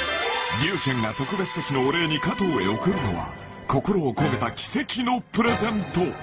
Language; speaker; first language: Japanese; native; Japanese